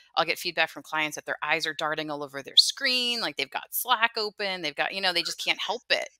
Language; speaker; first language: English; native; English